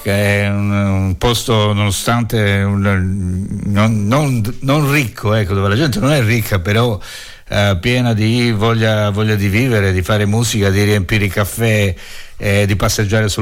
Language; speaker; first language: Italian; native; Italian